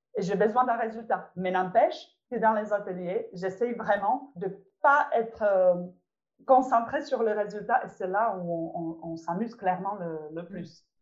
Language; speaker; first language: French; non-native, fluent; Czech